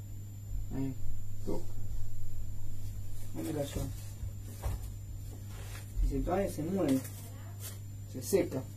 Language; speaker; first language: Spanish; native; Spanish